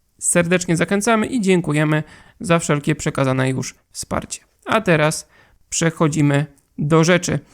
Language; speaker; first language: Polish; native; Polish